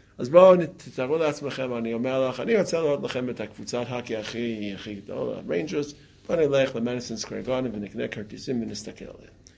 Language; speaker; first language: Hebrew; non-native, fluent; English